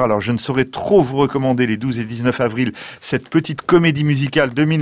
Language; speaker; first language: French; native; French